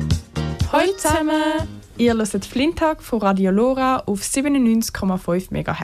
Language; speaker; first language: German; native; German